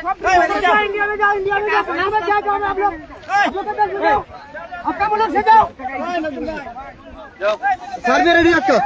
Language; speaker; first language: Hindi; non-native, learner; Bangla